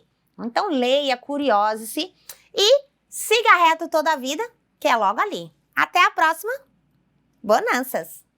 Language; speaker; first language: Portuguese; native; Portuguese